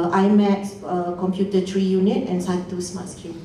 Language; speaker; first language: English; non-native, local second language; Malay